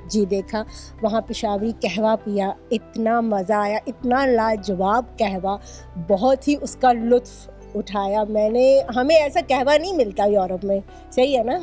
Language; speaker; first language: Urdu; native; Urdu